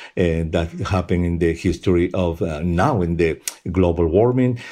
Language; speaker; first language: English; non-native, fluent; Spanish